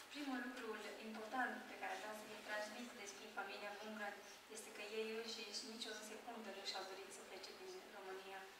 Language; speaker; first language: Romanian; non-native, fluent; Japanese